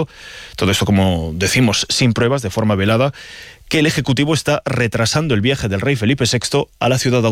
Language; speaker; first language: Spanish; native; Spanish